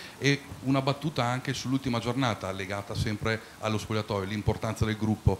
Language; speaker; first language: Italian; native; Italian